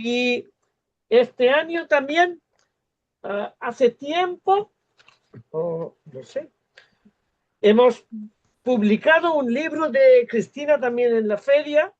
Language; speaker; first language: Spanish; non-native, fluent; Bangla